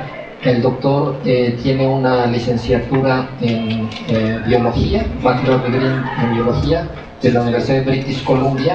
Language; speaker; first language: Spanish; native; Spanish